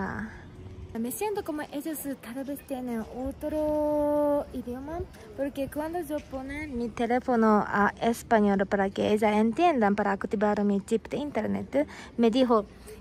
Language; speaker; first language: Spanish; non-native, fluent; Japanese